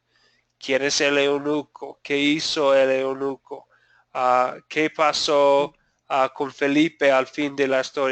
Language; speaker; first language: Spanish; non-native, fluent; English